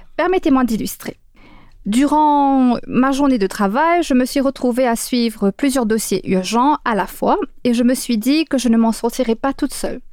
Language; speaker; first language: French; native; French